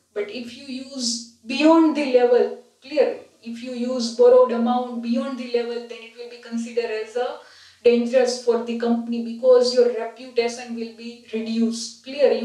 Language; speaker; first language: English; non-native, local second language; Gujarati